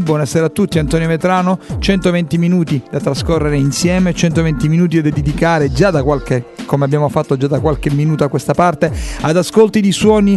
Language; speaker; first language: Italian; native; Italian